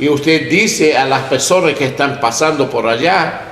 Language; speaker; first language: Spanish; non-native, learner; English